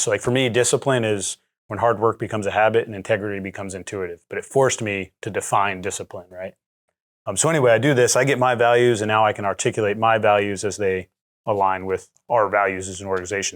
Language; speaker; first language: English; native; English